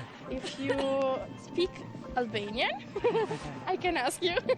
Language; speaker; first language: English; non-native, fluent; Albanian